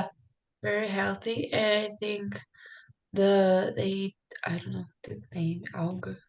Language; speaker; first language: English; non-native, learner; Portuguese